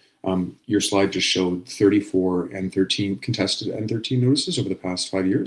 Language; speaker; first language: English; native; English